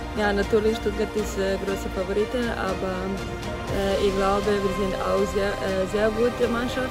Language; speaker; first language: German; non-native, learner; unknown